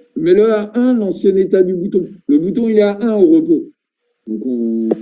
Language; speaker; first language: French; native; French